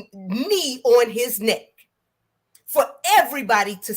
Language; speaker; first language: English; native; English